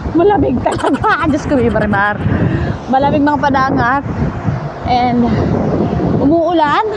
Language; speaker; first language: Filipino; non-native, local second language; Bikol